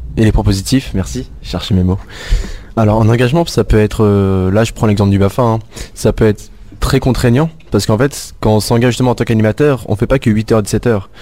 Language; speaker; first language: French; early bilingual, other home language; Arabic